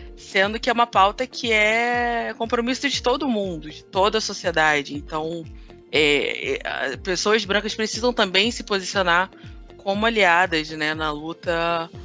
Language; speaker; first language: Portuguese; native; Portuguese